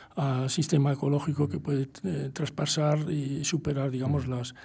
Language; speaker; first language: Spanish; native; Spanish